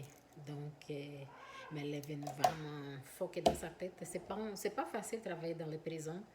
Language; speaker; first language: French; non-native, fluent; Portuguese